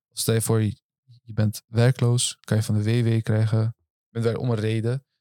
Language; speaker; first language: Dutch; early bilingual, other home language; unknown